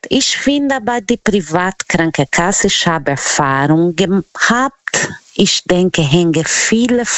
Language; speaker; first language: German; non-native, fluent; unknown